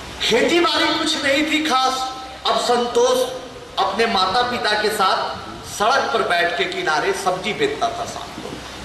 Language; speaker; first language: Hindi; native; Hindi